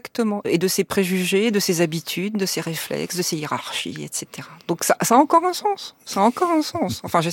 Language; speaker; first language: French; native; French